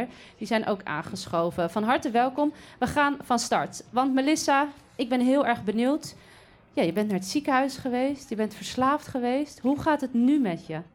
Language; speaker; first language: Dutch; native; Dutch